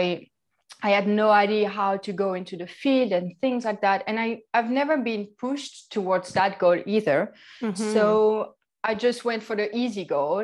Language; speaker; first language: English; non-native, fluent; French